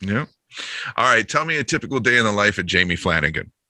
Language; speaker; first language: English; native; English